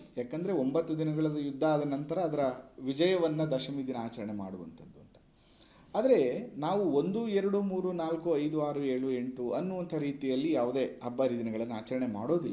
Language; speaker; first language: Kannada; native; Kannada